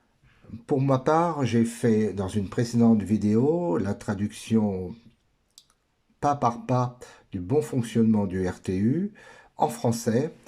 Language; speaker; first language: French; native; French